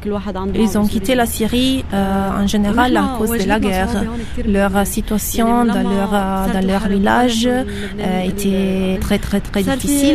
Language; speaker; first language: French; non-native, fluent; Italian